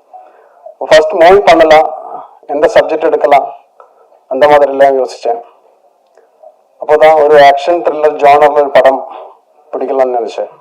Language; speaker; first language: Tamil; non-native, learner; Malayalam